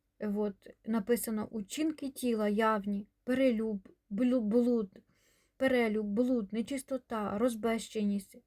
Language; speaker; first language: Ukrainian; non-native, local second language; Russian